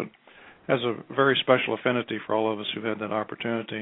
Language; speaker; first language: English; native; English